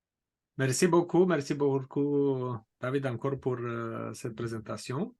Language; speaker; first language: French; non-native, fluent; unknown